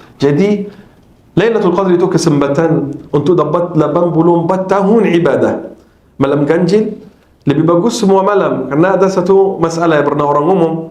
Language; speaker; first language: Malay; non-native, fluent; Arabic